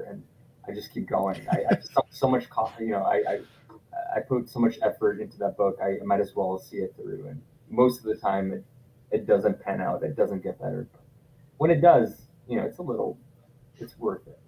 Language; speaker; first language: English; non-native, fluent; Italian